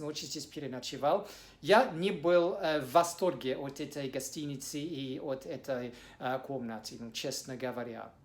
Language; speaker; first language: Russian; non-native, fluent; English